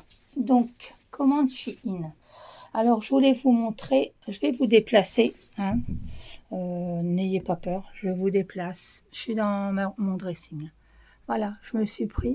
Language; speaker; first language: French; native; French